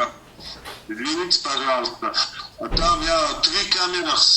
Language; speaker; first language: Russian; non-native, learner; Uzbek